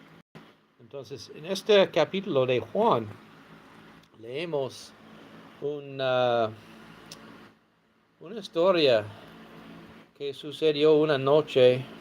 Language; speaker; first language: Spanish; non-native, fluent; English